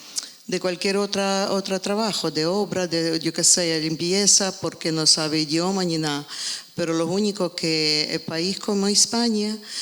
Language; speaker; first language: Spanish; non-native, learner; Ukrainian